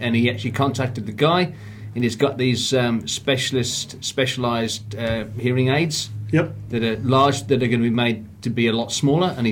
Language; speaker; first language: English; native; English